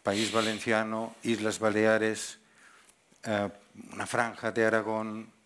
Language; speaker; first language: Spanish; non-native, local second language; Catalan